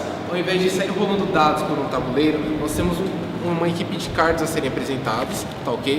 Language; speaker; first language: Portuguese; native; Portuguese